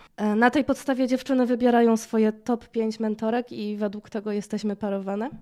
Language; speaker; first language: Polish; native; Polish